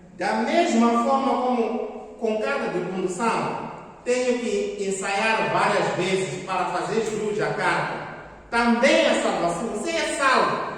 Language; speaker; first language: Portuguese; non-native, local second language; Tsonga